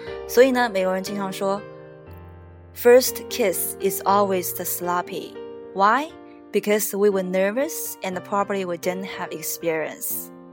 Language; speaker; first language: English; non-native, fluent; Chinese